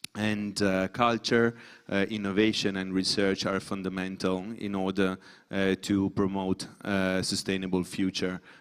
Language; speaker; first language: English; non-native, fluent; Italian